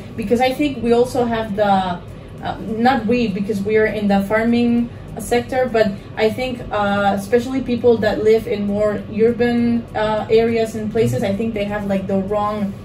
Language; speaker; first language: English; non-native, fluent; Spanish